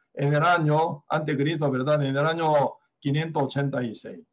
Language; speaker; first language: Spanish; non-native, fluent; Korean